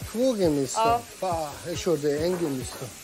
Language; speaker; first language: Swedish; non-native, learner; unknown